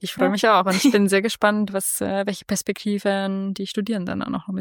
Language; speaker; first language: German; native; German